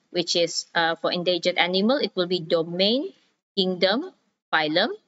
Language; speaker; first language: English; non-native, local second language; Malay